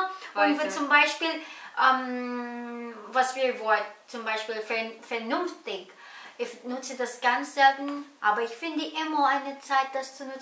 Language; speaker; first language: German; non-native, learner; Filipino